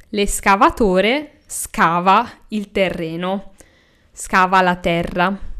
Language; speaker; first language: Italian; native; Italian